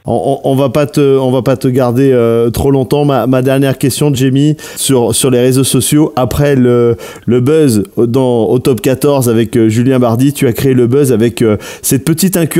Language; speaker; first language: French; native; French